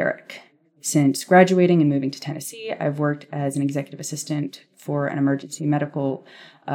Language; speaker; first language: English; native; English